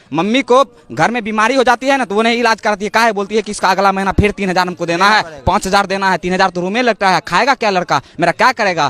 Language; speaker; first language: Hindi; native; Hindi